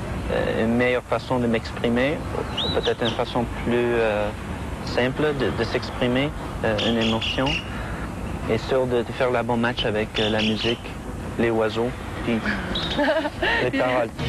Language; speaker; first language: French; non-native, fluent; English